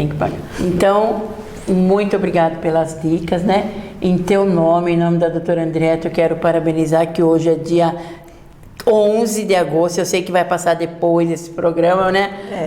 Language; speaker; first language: Portuguese; native; Portuguese